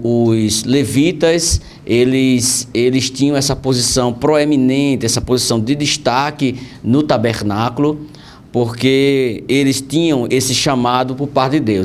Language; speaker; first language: Portuguese; native; Portuguese